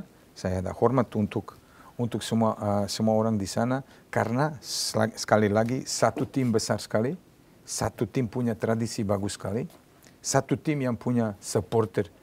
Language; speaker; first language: Indonesian; non-native, fluent; Serbian